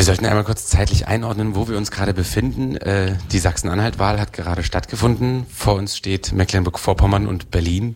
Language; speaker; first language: German; native; German